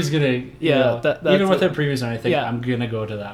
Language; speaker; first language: English; native; English